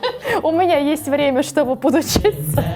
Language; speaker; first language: Russian; native; Russian